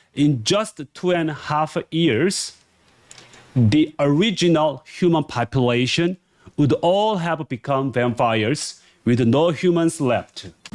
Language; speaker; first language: English; non-native, fluent; Korean